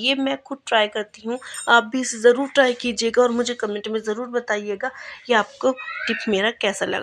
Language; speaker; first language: Hindi; native; Hindi